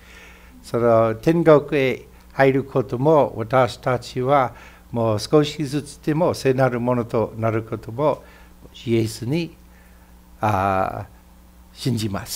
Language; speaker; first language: Japanese; non-native, fluent; English